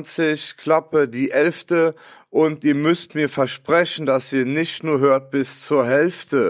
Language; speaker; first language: German; native; German